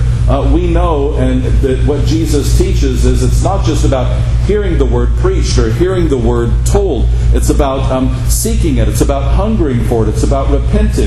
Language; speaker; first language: English; native; English